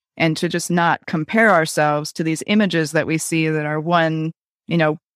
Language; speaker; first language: English; native; English